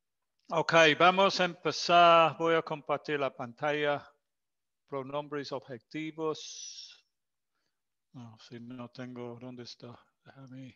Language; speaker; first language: Spanish; non-native, fluent; English